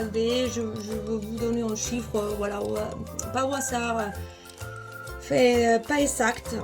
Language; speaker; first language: French; non-native, fluent; Spanish